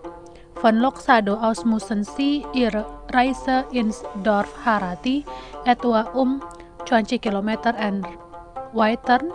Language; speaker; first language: German; non-native, fluent; Indonesian